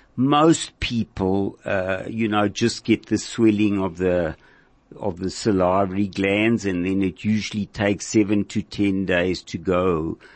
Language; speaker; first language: English; native; English